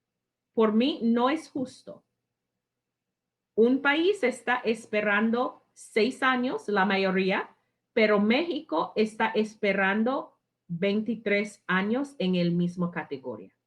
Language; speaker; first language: Spanish; non-native, fluent; English